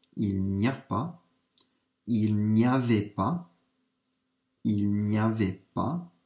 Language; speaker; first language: French; non-native, fluent; English